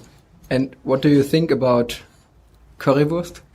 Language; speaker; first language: English; non-native, fluent; German